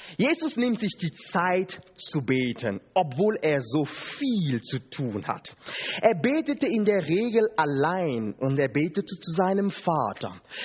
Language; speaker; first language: German; non-native, fluent; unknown